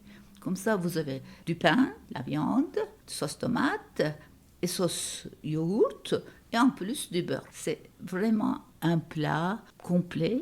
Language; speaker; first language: French; non-native, fluent; Turkish